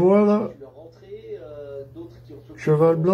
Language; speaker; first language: French; native; French